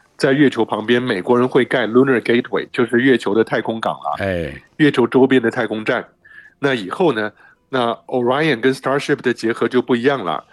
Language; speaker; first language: Chinese; native; Chinese